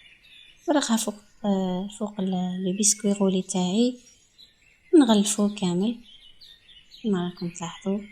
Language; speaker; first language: Arabic; native; Arabic